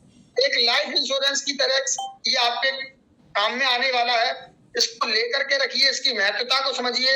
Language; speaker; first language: Hindi; native; Hindi